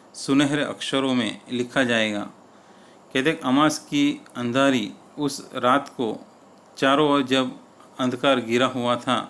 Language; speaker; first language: Hindi; non-native, local second language; Gujarati